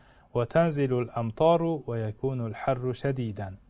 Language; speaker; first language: Arabic; non-native, fluent; Uzbek